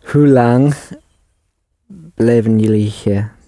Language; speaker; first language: Dutch; non-native, learner; English